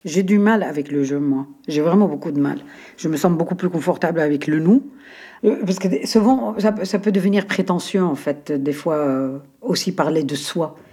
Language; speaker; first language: French; non-native, fluent; Arabic